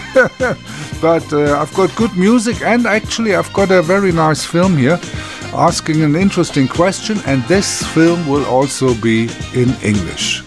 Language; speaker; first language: English; non-native, fluent; German